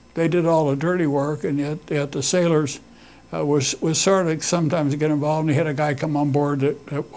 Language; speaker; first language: English; native; English